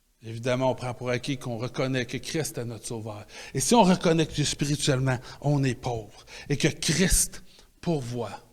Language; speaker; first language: French; native; French